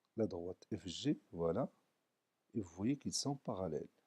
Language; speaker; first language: French; non-native, local second language; Arabic